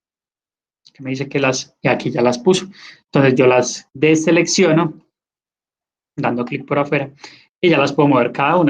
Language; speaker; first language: Spanish; native; Spanish